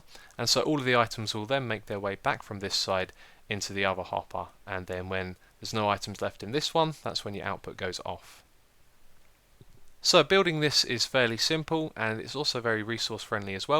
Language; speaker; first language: English; native; English